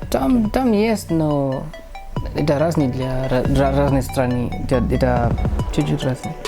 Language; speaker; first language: Russian; non-native, learner; English